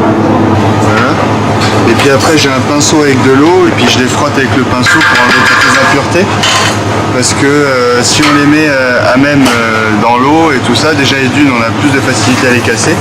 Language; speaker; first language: French; native; French